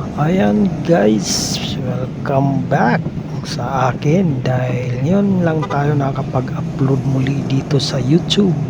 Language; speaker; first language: Filipino; native; Filipino